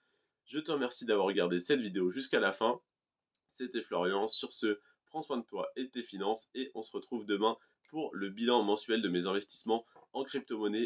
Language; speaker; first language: French; native; French